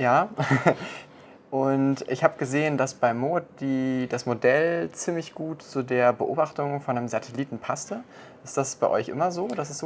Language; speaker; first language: German; native; German